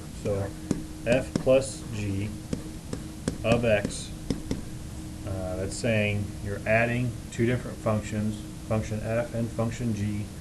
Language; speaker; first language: English; native; English